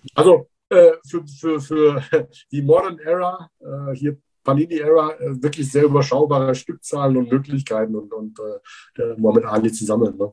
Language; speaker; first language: German; early bilingual, other home language; Persian